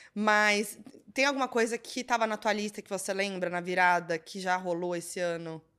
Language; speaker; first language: Portuguese; native; Portuguese